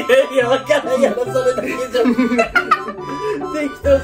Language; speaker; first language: Japanese; native; Japanese